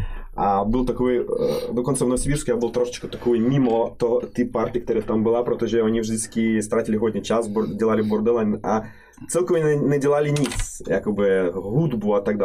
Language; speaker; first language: Czech; non-native, fluent; Russian